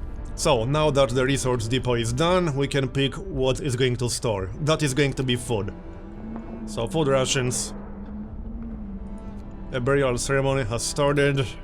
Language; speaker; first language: English; native; English